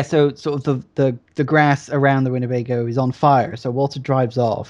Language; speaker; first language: English; native; English